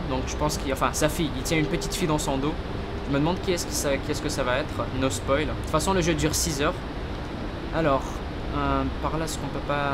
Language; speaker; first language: French; native; French